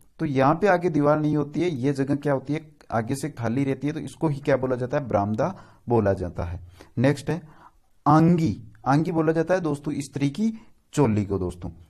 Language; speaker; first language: Hindi; native; Hindi